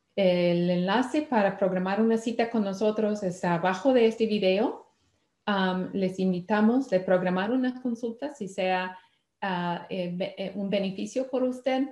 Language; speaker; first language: Spanish; non-native, fluent; English